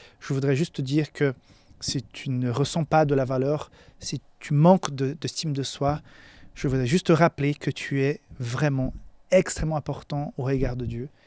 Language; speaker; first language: French; non-native, fluent; Portuguese